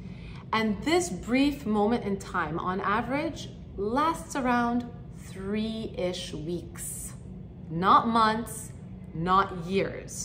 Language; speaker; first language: English; native; English